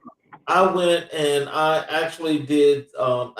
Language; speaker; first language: English; native; English